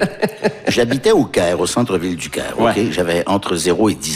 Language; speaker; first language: French; early bilingual, other home language; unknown